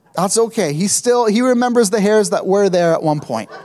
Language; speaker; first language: English; native; English